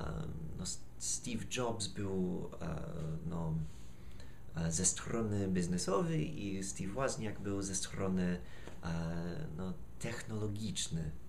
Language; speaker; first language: Polish; non-native, fluent; English